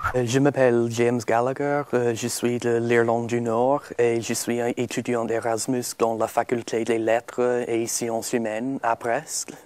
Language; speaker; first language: French; non-native, learner; English